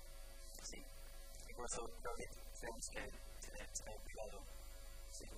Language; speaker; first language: Spanish; non-native, fluent; English